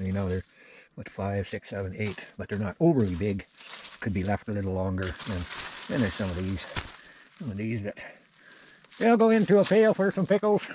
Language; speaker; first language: English; native; English